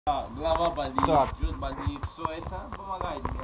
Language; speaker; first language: Russian; non-native, learner; Arabic